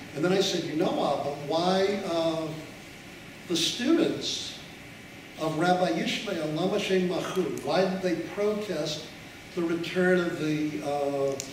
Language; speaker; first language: English; native; English